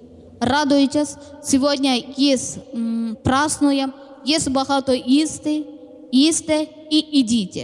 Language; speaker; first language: Ukrainian; non-native, learner; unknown